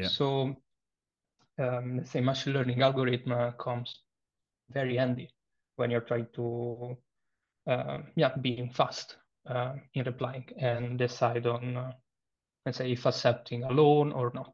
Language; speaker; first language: English; non-native, fluent; Italian